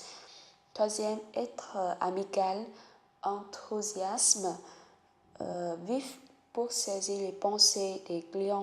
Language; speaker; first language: French; non-native, learner; Vietnamese